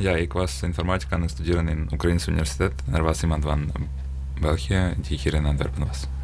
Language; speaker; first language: Dutch; non-native, learner; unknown